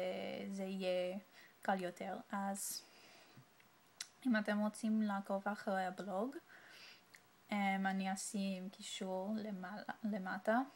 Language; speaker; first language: Hebrew; non-native, learner; English